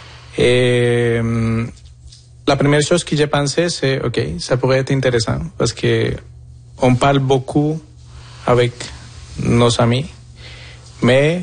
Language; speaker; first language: French; non-native, fluent; Spanish